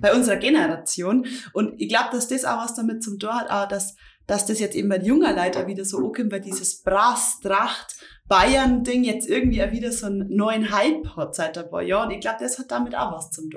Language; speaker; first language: German; native; German